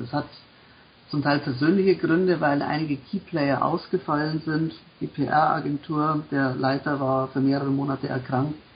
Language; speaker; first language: German; native; German